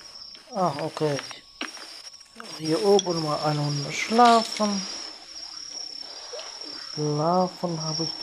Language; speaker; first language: German; non-native, learner; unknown